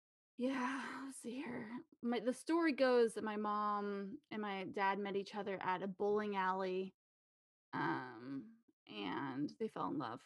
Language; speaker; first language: English; native; English